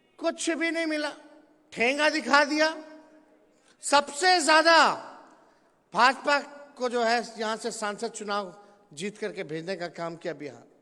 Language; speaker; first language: Hindi; native; Hindi